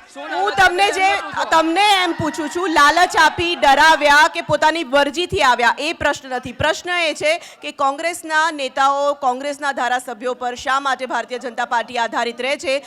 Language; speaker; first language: Gujarati; native; Gujarati